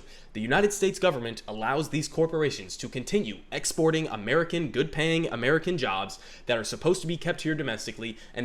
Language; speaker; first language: English; native; English